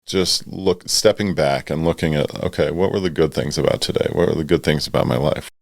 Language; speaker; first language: English; native; English